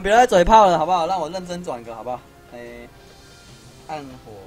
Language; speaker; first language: Chinese; native; Chinese